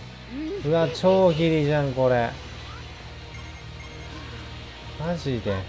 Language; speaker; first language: Japanese; native; Japanese